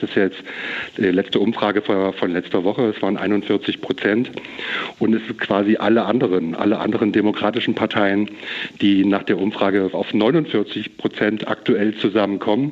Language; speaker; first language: German; native; German